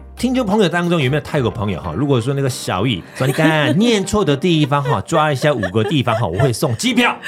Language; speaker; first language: Chinese; non-native, fluent; Korean